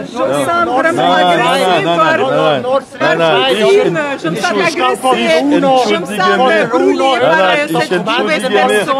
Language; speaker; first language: French; non-native, learner; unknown